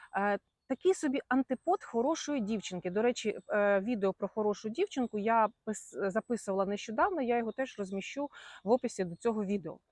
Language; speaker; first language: Ukrainian; non-native, local second language; Russian